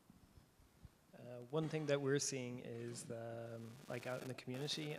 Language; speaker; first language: English; native; English